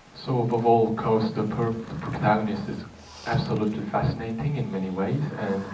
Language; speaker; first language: English; non-native, fluent; Korean